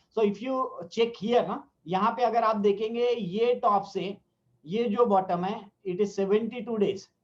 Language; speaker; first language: Hindi; non-native, local second language; Marathi